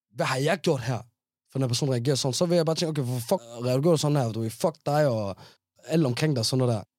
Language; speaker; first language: Danish; native; Danish